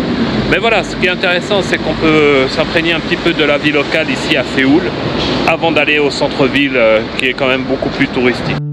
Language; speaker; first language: French; native; French